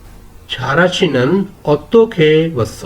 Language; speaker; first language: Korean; non-native, fluent; Urdu